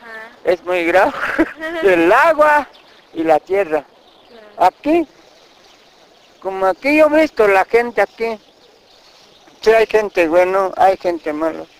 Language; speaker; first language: Spanish; non-native, local second language; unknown